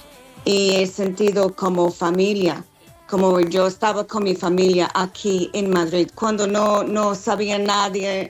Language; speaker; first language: Spanish; non-native, fluent; English